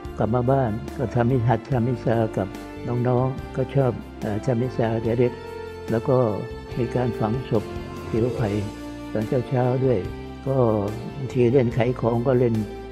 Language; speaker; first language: Thai; non-native, local second language; Vietnamese